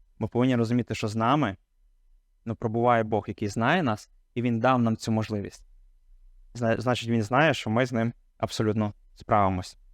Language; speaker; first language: Ukrainian; non-native, local second language; Hungarian